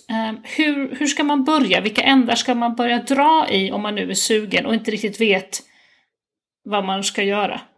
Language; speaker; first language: Swedish; native; Swedish